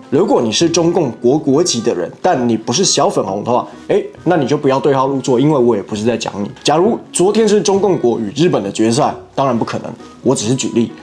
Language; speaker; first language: Chinese; native; Chinese